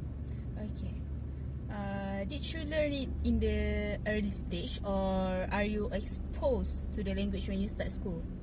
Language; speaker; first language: English; non-native, local second language; Malay